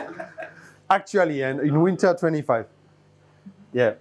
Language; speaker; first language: English; non-native, fluent; French